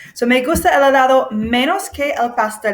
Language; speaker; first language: Spanish; non-native, fluent; English